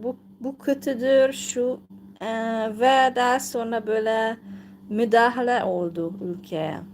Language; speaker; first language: Turkish; non-native, fluent; Hungarian